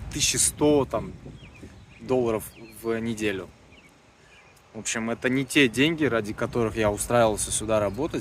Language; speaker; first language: Russian; native; Russian